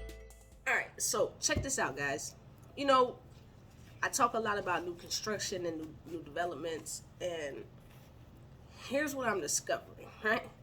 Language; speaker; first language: English; native; English